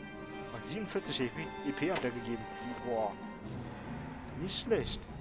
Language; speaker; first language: German; native; German